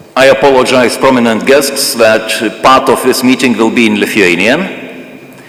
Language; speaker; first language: English; non-native, fluent; Lithuanian